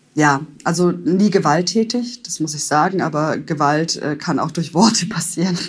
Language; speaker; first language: German; native; German